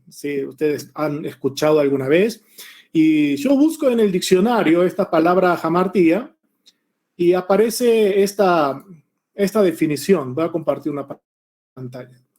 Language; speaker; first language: Spanish; early bilingual, other home language; Korean